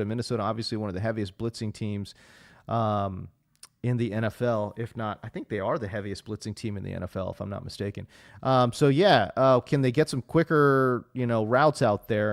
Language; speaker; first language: English; native; English